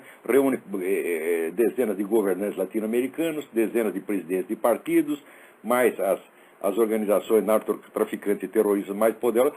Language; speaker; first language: Portuguese; native; Portuguese